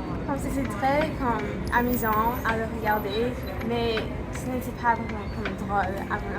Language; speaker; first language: French; non-native, learner; English